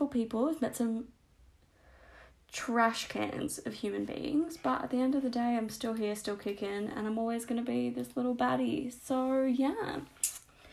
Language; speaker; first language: English; native; English